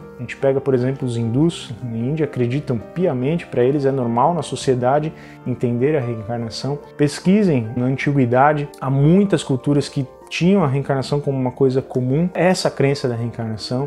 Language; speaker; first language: Portuguese; native; Portuguese